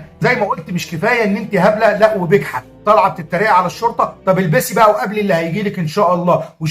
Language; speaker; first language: Arabic; native; Arabic